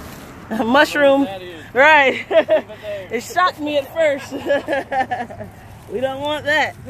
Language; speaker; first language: English; native; English